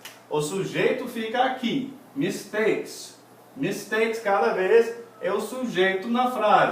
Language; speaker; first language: Portuguese; non-native, fluent; English